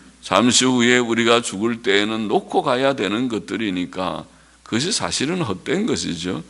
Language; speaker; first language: Korean; native; Korean